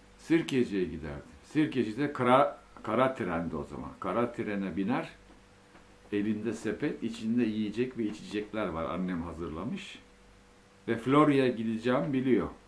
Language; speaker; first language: Turkish; early bilingual, other home language; Finnish